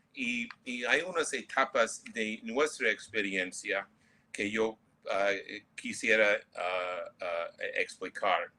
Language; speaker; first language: Spanish; non-native, fluent; English